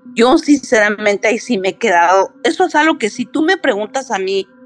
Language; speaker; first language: Spanish; early bilingual, heritage; Spanish